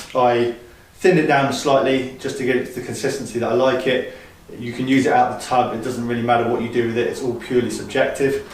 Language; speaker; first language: English; native; English